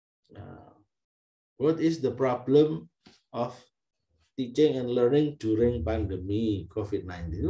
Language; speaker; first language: English; non-native, fluent; Indonesian